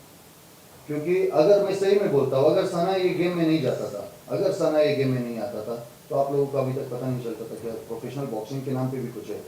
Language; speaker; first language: Hindi; non-native, fluent; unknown